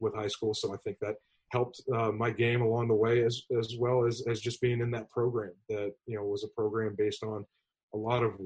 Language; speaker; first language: English; native; English